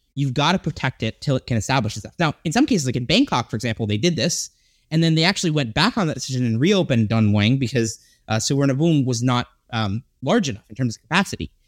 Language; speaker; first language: English; native; English